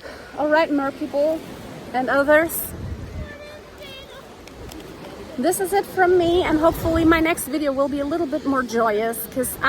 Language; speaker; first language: English; non-native, fluent; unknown